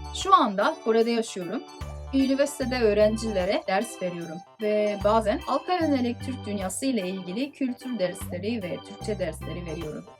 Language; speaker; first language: Turkish; non-native, fluent; Korean